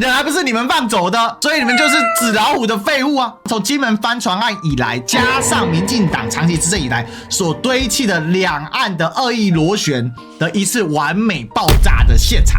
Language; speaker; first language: Chinese; native; Chinese